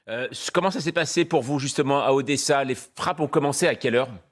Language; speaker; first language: French; native; French